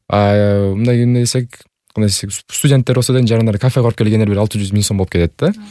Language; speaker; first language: Kyrgyz; native; Kyrgyz